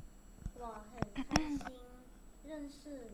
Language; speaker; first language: Chinese; non-native, learner; Thai